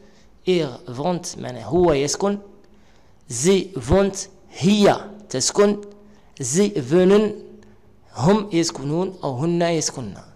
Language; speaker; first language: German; non-native, learner; Arabic